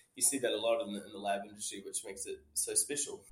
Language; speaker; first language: English; native; English